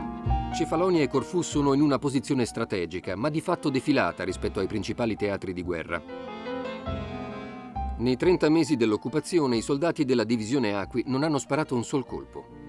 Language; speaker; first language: Italian; native; Italian